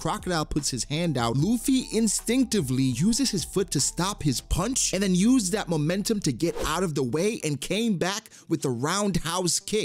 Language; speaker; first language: English; native; English